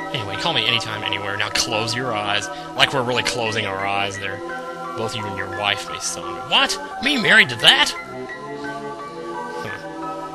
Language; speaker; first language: English; native; English